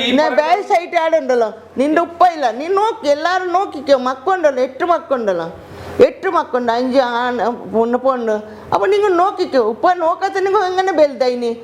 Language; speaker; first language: Malayalam; non-native, learner; Hindi